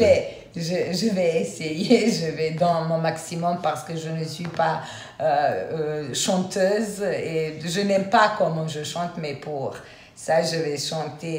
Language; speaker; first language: French; non-native, fluent; Serbian